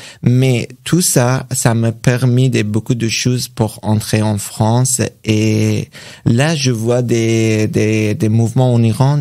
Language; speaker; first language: French; non-native, learner; Persian